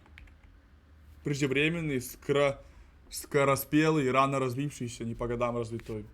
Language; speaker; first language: Russian; native; Russian